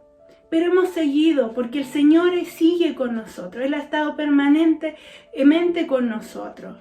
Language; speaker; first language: Spanish; native; Spanish